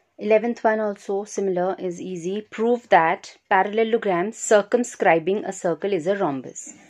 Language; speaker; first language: English; non-native, local second language; Hindi